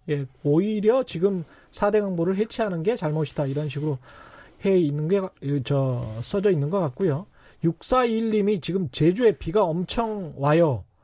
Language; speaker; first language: Korean; native; Korean